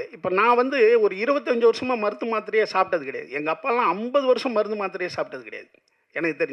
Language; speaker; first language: Tamil; native; Tamil